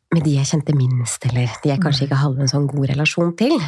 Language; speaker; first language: Norwegian; native; Norwegian